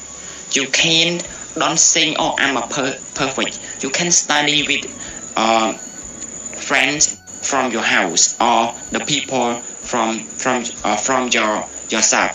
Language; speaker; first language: English; non-native, learner; Khmer